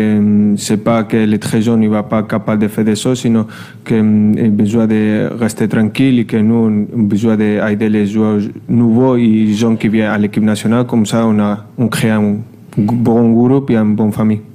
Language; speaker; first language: French; non-native, fluent; Spanish